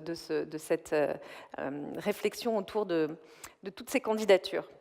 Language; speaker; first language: French; native; French